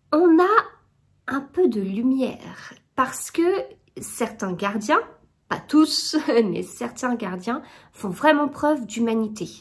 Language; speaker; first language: French; native; French